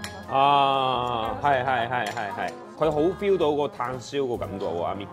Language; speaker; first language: Cantonese; non-native, fluent; Japanese